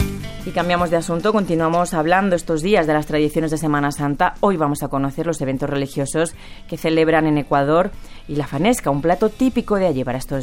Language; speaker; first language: Spanish; native; Spanish